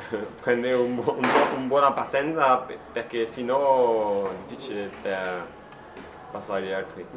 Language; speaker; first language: Italian; non-native, learner; French